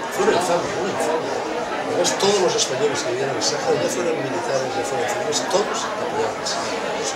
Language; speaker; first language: Spanish; native; Spanish